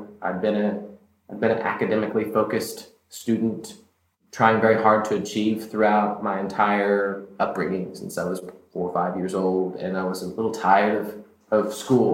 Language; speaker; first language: English; native; English